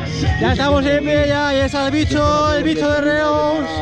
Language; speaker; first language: Spanish; non-native, local second language; Catalan